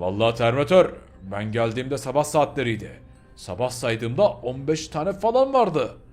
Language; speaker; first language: Turkish; native; Turkish